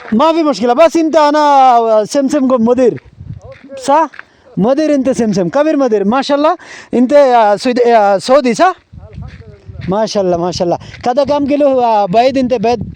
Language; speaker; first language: Arabic; non-native, learner; Bangla